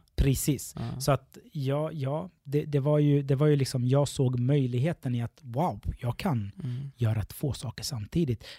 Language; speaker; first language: Swedish; early bilingual, other home language; Arabic